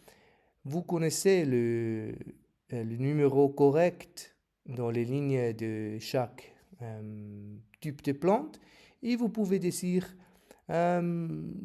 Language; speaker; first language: French; non-native, learner; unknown